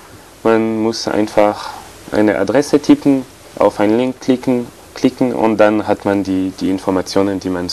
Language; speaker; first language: German; non-native, fluent; French